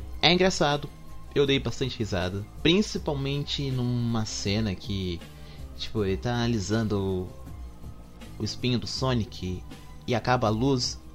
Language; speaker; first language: Portuguese; native; Portuguese